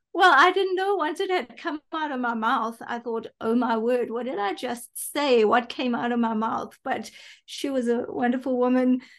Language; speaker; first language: English; native; English